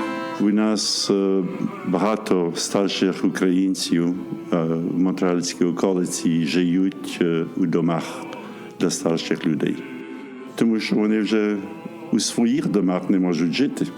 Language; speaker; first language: Ukrainian; early bilingual, heritage; Ukrainian